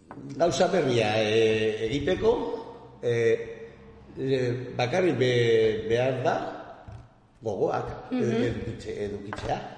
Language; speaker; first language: Basque; non-native, local second language; Spanish